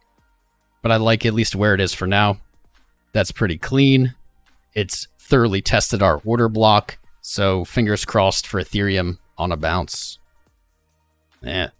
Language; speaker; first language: English; native; English